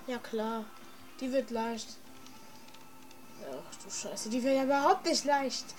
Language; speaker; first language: German; native; German